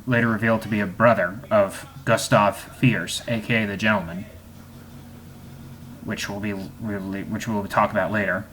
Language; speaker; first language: English; native; English